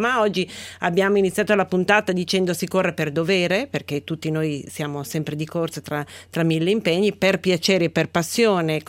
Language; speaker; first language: Italian; native; Italian